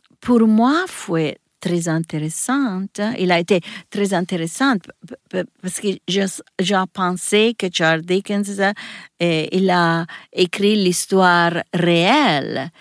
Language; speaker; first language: French; non-native, learner; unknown